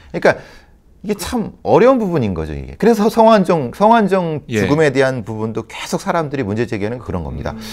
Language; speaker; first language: Korean; native; Korean